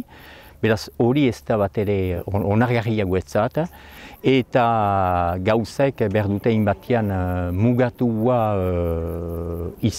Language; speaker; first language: Basque; native; Basque